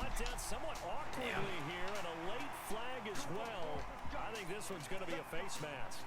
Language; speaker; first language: English; native; English